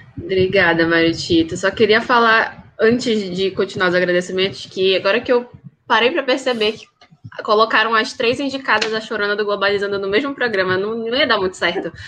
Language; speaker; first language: Portuguese; native; Portuguese